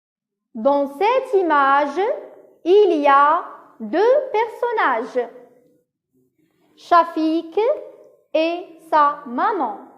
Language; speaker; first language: French; non-native, local second language; Arabic